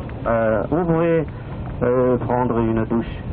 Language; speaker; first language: French; non-native, fluent; Chinese